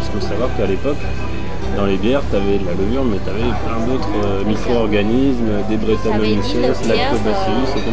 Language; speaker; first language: French; native; French